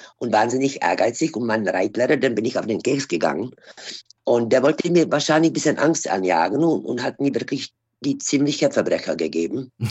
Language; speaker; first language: German; non-native, fluent; Czech